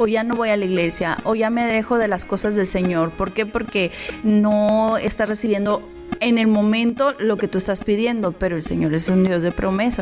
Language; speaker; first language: Spanish; native; Spanish